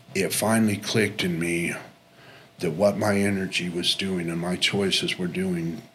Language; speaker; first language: English; native; English